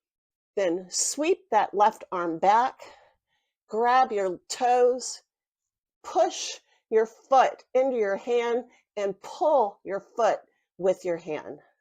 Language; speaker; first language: English; native; English